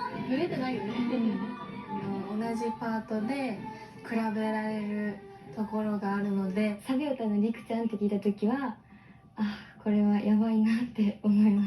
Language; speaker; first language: Japanese; native; Japanese